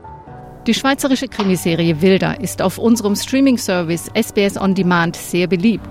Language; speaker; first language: German; native; German